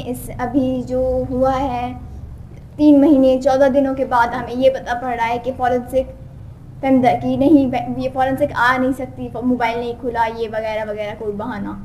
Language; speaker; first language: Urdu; non-native, local second language; Sindhi